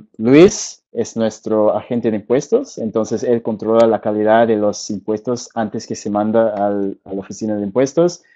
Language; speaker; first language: Spanish; early bilingual, heritage; Spanish